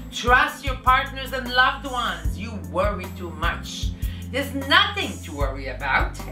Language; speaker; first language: English; native; English